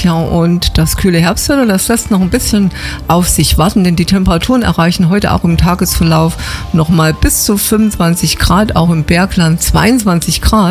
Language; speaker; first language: German; native; German